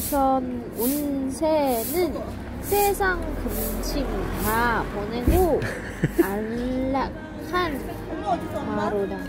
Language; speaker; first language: Korean; non-native, learner; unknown